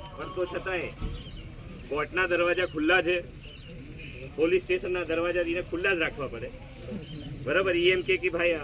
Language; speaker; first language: Gujarati; native; Gujarati